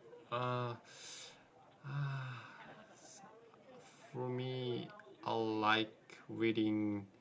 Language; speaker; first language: English; non-native, learner; Korean